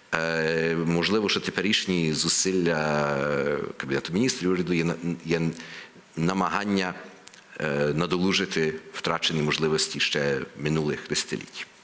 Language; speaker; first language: Ukrainian; early bilingual, heritage; Ukrainian